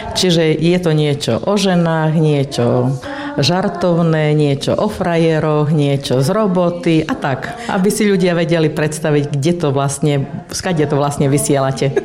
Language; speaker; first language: Slovak; native; Slovak